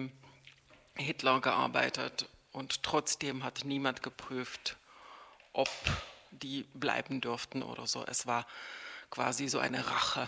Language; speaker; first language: German; non-native, fluent; Czech